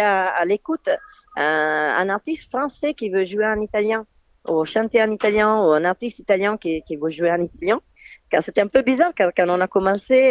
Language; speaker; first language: French; non-native, fluent; Italian